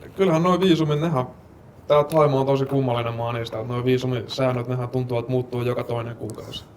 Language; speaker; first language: Finnish; early bilingual, other home language; Estonian